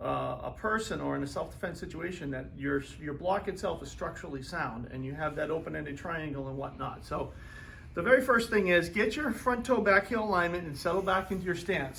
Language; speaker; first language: English; native; English